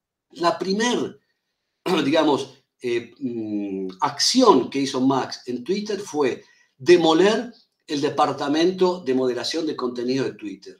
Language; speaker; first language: Spanish; native; Spanish